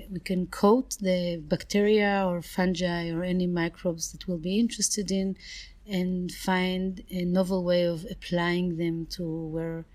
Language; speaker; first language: English; non-native, fluent; Hebrew